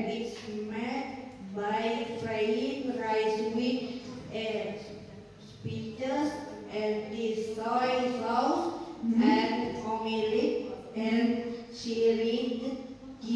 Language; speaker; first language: English; non-native, learner; Indonesian